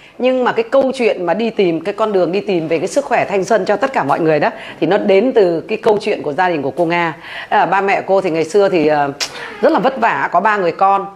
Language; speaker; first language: Vietnamese; native; Vietnamese